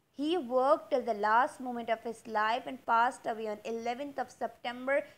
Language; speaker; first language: Urdu; native; Urdu